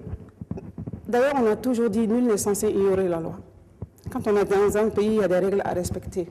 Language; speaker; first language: French; non-native, local second language; Mossi